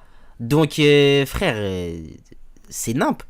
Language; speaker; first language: French; native; French